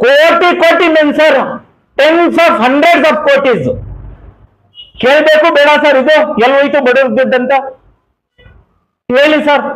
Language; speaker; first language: Kannada; native; Kannada